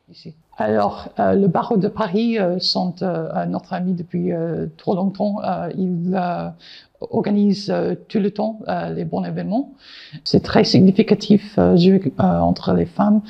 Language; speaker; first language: French; non-native, learner; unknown